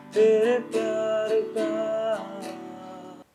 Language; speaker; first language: Hindi; native; Hindi